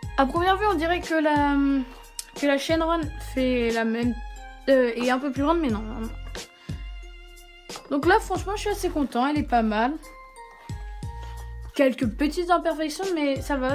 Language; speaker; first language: French; native; French